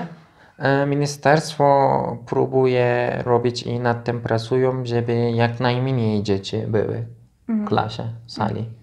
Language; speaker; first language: Polish; non-native, learner; Turkish